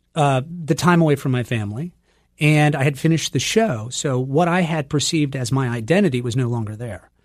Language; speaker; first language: English; native; English